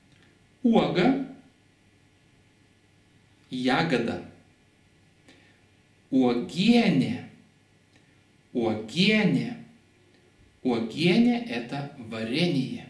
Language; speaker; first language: Russian; non-native, fluent; Lithuanian